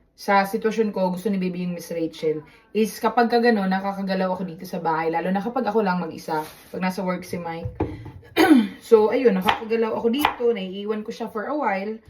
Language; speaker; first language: Filipino; non-native, local second language; Cebuano